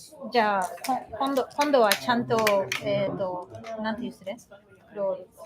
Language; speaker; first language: Japanese; non-native, fluent; Chinese